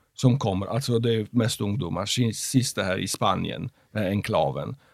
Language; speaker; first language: Swedish; non-native, fluent; Polish